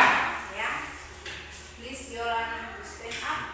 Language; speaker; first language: English; non-native, fluent; Indonesian